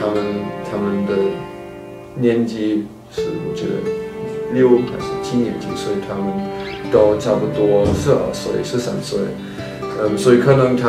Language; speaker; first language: Chinese; non-native, fluent; German